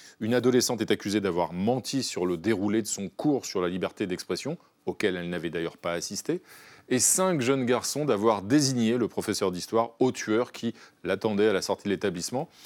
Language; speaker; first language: French; native; French